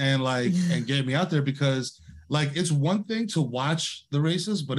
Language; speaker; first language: English; native; English